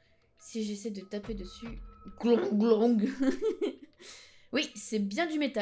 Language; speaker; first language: French; native; French